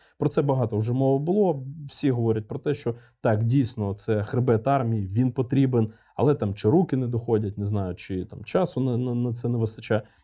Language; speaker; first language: Ukrainian; non-native, local second language; Russian